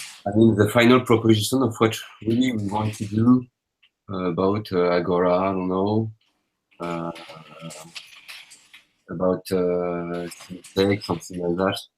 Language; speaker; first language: English; non-native, learner; French